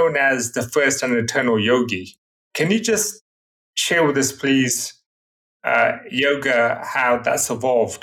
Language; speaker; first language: English; native; English